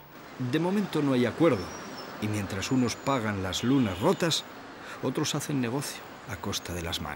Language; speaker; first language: Spanish; native; Spanish